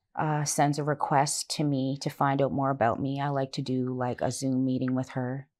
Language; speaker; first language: English; native; English